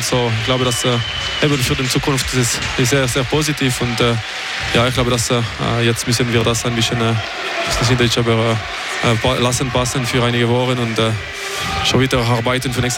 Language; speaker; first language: German; non-native, local second language; French